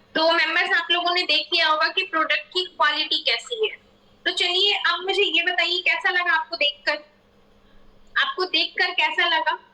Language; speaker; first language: Hindi; native; Hindi